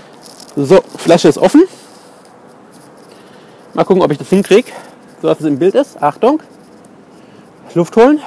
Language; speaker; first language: German; native; German